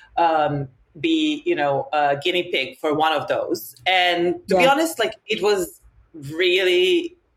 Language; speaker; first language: English; non-native, fluent; Serbian